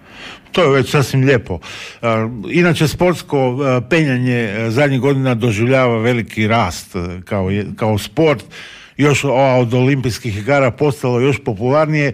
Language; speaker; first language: Serbian; native; Serbian